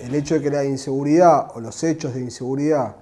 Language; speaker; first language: Spanish; native; Spanish